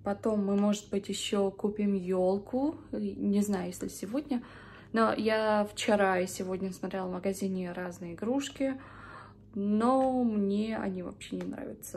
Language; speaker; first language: Russian; early bilingual, heritage; Russian